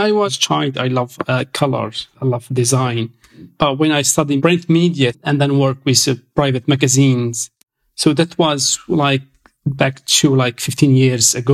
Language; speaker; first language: English; non-native, fluent; Arabic